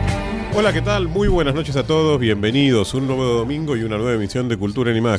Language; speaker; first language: Spanish; native; Spanish